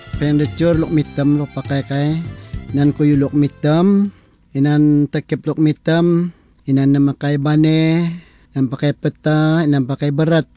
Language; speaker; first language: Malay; non-native, local second language; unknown